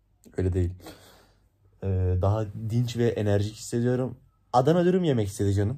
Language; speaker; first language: Turkish; native; Turkish